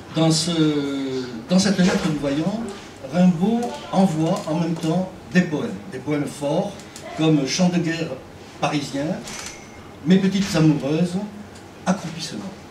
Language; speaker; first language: French; native; French